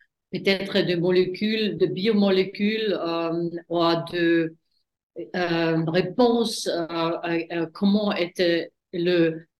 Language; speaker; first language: French; non-native, fluent; German